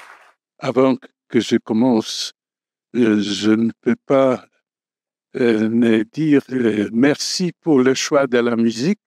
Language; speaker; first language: French; non-native, fluent; Polish